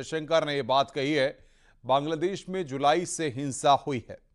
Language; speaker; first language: Hindi; native; Hindi